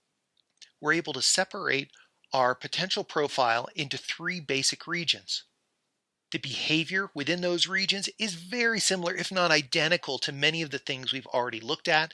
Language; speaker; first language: English; native; English